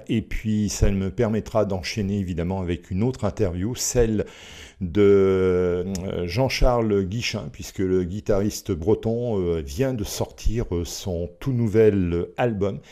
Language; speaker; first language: French; native; French